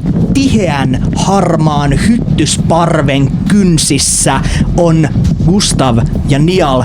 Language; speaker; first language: Finnish; native; Finnish